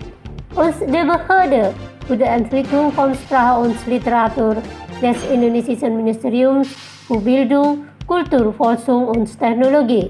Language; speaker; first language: German; non-native, fluent; Indonesian